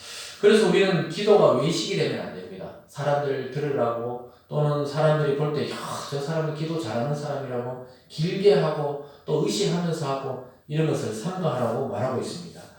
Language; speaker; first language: Korean; native; Korean